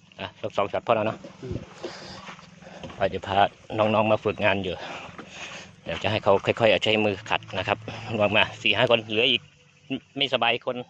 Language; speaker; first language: Thai; native; Thai